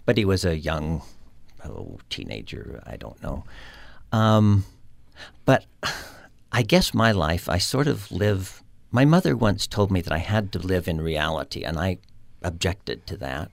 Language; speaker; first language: English; native; English